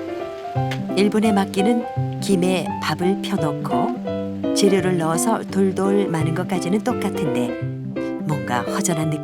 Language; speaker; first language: Korean; native; Korean